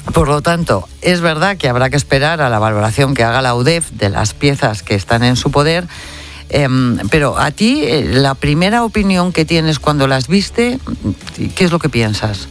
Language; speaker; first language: Spanish; native; Spanish